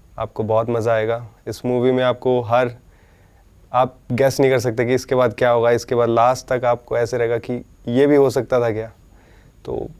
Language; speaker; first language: Hindi; native; Hindi